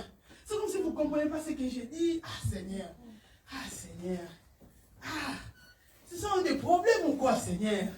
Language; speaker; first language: French; non-native, local second language; Lingala